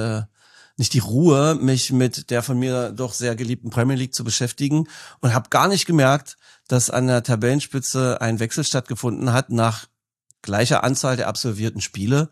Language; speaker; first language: German; native; German